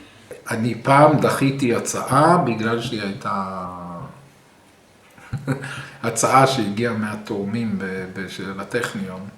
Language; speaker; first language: Hebrew; early bilingual, other home language; English